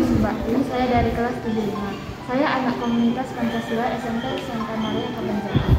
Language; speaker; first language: Indonesian; native; Indonesian